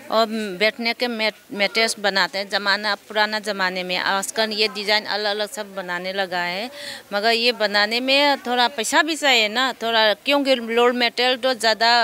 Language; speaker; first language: Hindi; non-native, local second language; Manipuri